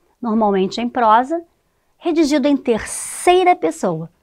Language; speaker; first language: Portuguese; native; Portuguese